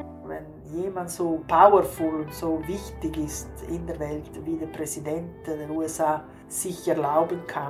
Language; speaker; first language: German; non-native, fluent; Italian